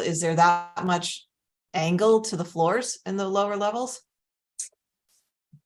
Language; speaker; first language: English; native; English